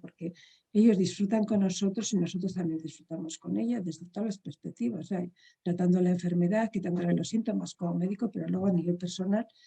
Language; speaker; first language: Spanish; native; Spanish